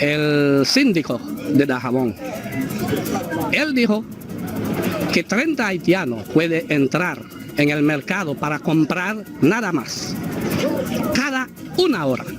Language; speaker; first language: Spanish; non-native, local second language; Haitian Creole